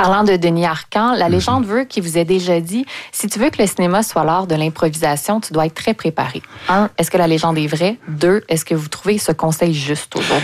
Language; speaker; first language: French; native; French